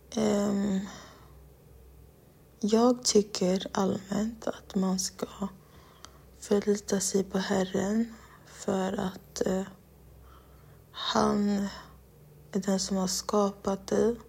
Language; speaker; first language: Swedish; non-native, local second language; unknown